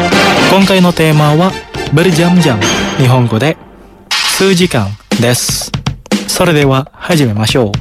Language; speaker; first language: Japanese; non-native, fluent; Indonesian